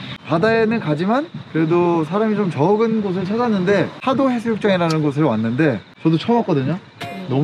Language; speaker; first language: Korean; native; Korean